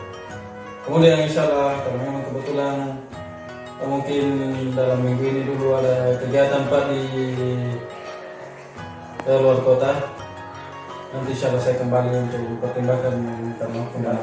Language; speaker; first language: Indonesian; native; Indonesian